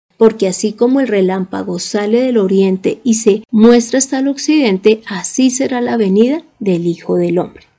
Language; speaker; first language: Spanish; native; Spanish